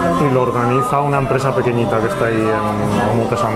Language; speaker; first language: Spanish; native; Spanish